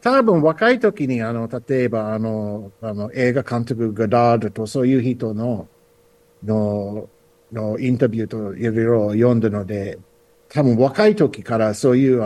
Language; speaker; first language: Japanese; non-native, learner; English